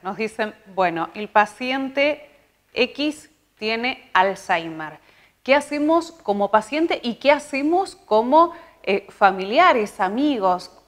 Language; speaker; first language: Spanish; native; Spanish